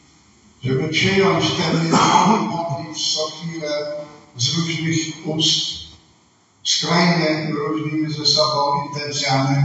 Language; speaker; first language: Polish; non-native, fluent; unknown